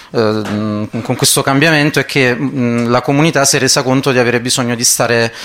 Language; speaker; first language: Italian; native; Italian